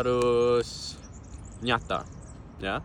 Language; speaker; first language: Indonesian; non-native, fluent; English